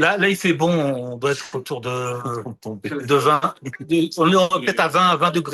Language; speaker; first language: French; native; French